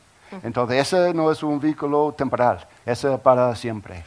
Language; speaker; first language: Spanish; non-native, learner; English